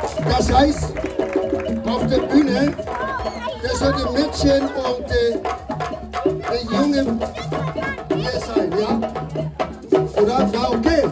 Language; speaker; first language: German; non-native, learner; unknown